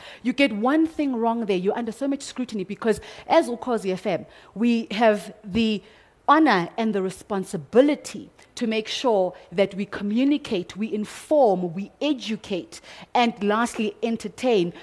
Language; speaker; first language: English; non-native, local second language; Zulu